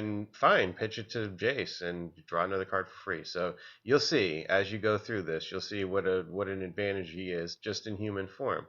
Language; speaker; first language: English; native; English